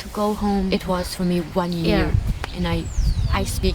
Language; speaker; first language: English; non-native, learner; Arabic